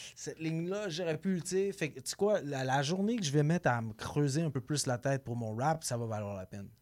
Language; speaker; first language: French; native; French